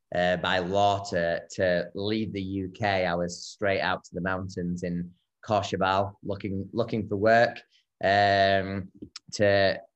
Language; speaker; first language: English; native; English